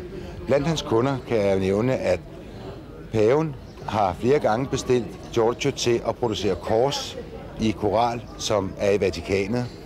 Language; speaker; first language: Danish; native; Danish